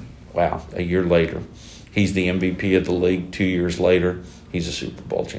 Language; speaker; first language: English; native; English